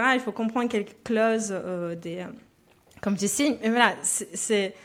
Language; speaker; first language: French; non-native, fluent; Russian